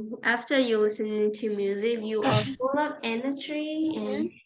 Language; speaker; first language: English; non-native, fluent; Vietnamese